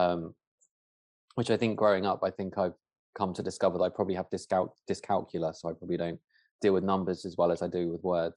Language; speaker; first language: English; native; English